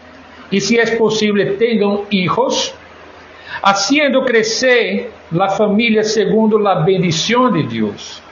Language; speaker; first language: Spanish; non-native, fluent; Portuguese